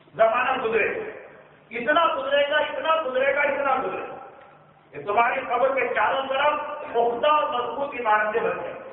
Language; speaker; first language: Urdu; native; Urdu